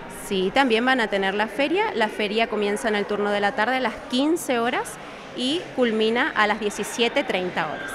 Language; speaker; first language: Spanish; native; Spanish